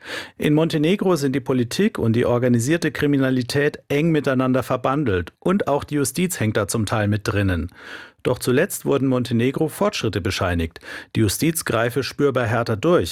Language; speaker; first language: German; native; German